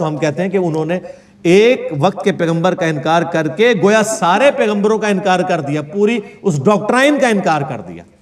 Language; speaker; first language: Urdu; non-native, local second language; Punjabi